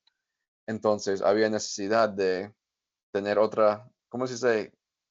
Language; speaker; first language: Spanish; non-native, fluent; English